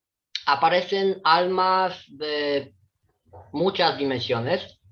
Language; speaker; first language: Spanish; non-native, fluent; Italian